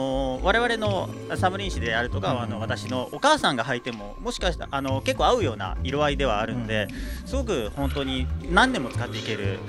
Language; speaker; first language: Japanese; native; Japanese